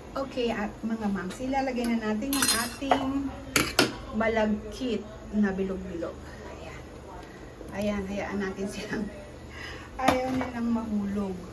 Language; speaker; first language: Filipino; non-native, local second language; Pampanga